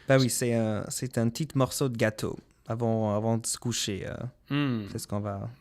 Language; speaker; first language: French; non-native, local second language; English